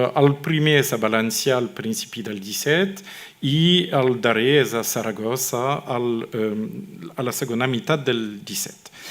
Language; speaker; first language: Catalan; non-native, fluent; French